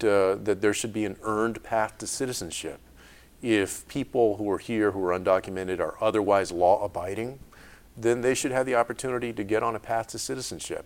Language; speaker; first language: English; native; English